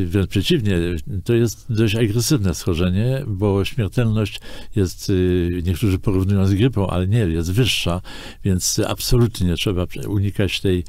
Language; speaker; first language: Polish; native; Polish